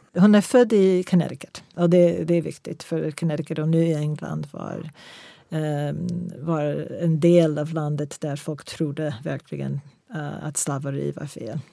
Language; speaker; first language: Swedish; non-native, fluent; English